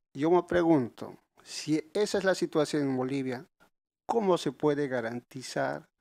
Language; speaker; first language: Spanish; native; Spanish